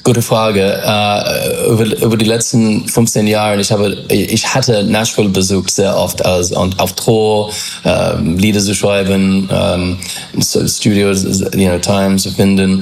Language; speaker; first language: German; non-native, fluent; English